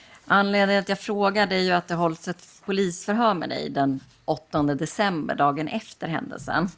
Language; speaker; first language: Swedish; native; Swedish